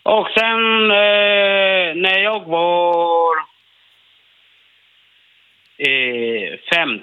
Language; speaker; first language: Swedish; non-native, learner; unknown